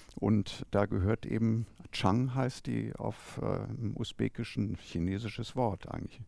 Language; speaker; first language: German; native; German